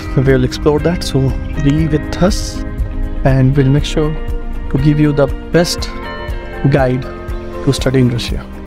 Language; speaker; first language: English; non-native, local second language; Hindi